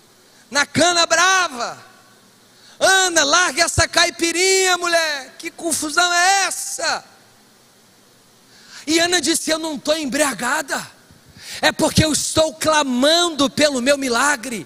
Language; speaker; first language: Portuguese; native; Portuguese